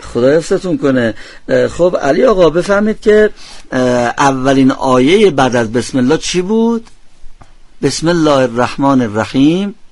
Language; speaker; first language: Persian; native; Persian